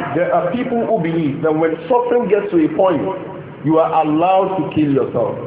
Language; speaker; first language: English; non-native, local second language; Yoruba